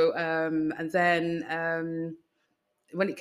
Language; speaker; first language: English; native; English